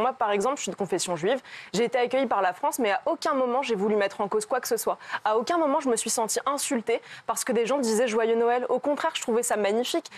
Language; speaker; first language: French; native; French